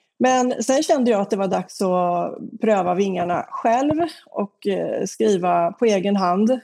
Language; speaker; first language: Swedish; native; Swedish